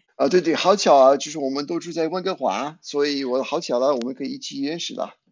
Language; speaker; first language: Chinese; non-native, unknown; English